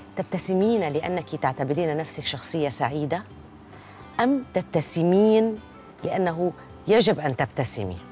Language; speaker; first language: Arabic; native; Arabic